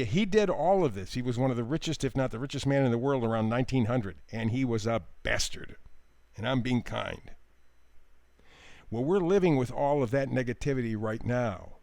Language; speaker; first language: English; native; English